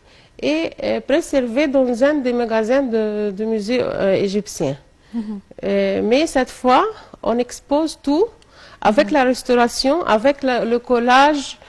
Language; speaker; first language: French; non-native, fluent; Arabic